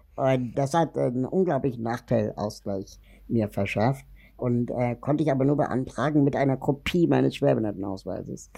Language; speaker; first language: German; native; German